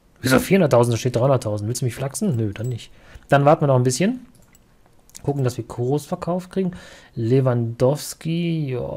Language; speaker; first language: German; native; German